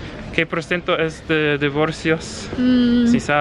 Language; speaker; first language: Spanish; non-native, learner; English